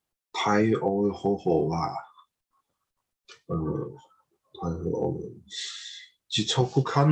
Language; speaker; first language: Japanese; non-native, learner; Chinese